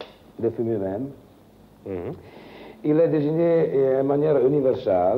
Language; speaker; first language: French; non-native, fluent; Italian